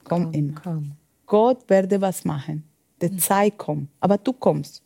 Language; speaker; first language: German; non-native, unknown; Spanish